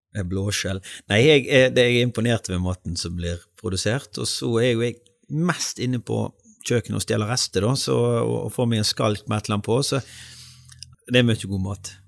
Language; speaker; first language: Norwegian; native; Norwegian